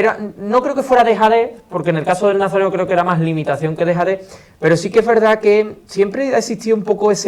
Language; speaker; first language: Spanish; native; Spanish